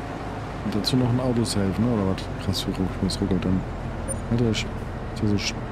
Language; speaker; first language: German; native; German